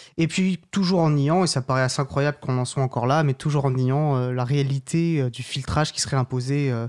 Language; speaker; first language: French; native; French